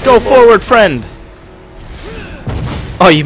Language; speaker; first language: English; native; English